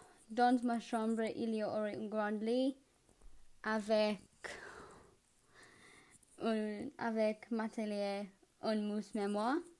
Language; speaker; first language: French; non-native, learner; English